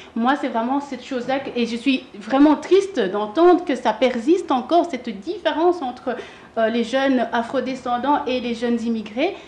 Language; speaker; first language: French; early bilingual, other home language; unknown